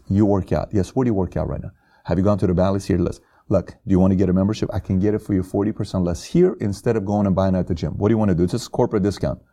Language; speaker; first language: English; non-native, fluent; Persian